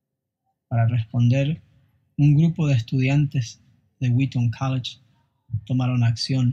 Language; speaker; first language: Spanish; non-native, fluent; English